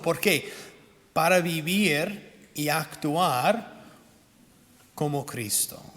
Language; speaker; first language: Spanish; non-native, fluent; English